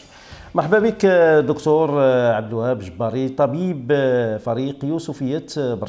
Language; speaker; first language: Arabic; native; Arabic